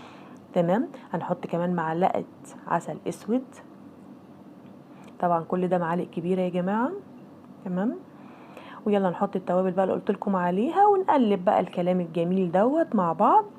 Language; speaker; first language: Arabic; native; Arabic